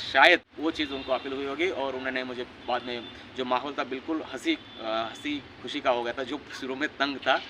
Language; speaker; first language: Hindi; non-native, local second language; Marathi